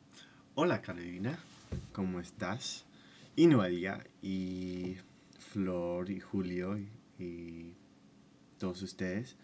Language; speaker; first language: Spanish; non-native, fluent; English